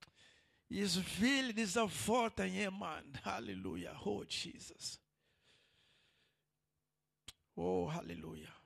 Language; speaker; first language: German; non-native, learner; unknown